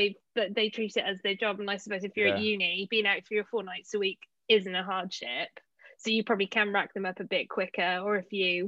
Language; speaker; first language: English; native; English